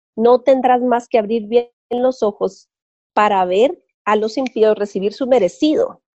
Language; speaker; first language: Spanish; native; Spanish